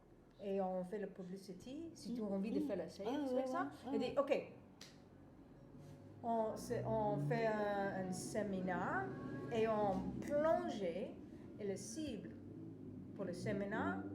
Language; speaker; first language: French; non-native, fluent; English